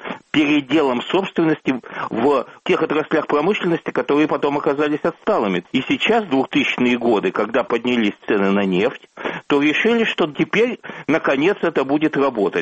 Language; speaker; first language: Russian; native; Russian